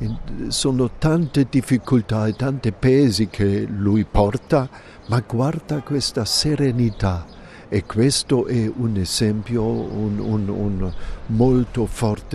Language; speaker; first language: Italian; non-native, fluent; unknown